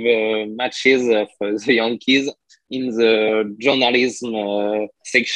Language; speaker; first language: English; non-native, learner; French